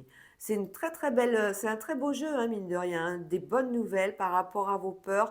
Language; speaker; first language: French; native; French